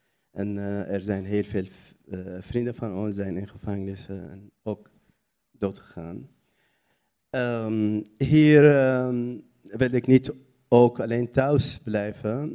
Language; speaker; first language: Dutch; non-native, learner; Arabic